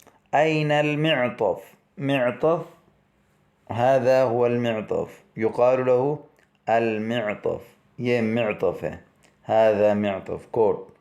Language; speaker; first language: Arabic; non-native, fluent; Urdu